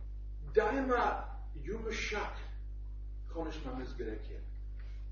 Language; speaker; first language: Turkish; non-native, learner; German